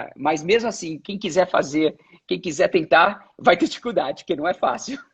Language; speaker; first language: Portuguese; native; Portuguese